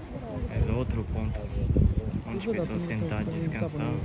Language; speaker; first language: Portuguese; non-native, fluent; Chinese